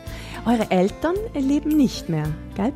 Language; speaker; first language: German; native; German